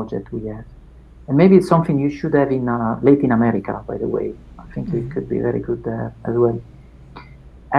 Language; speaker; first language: English; non-native, fluent; Italian